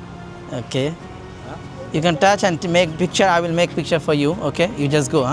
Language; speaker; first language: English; non-native, local second language; Bangla